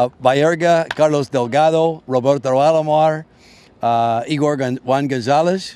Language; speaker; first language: Spanish; non-native, learner; English